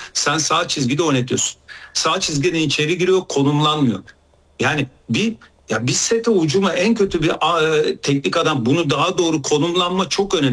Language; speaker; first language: Turkish; native; Turkish